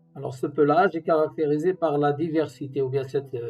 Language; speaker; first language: French; non-native, local second language; Arabic